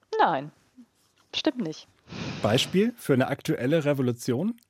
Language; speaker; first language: German; native; German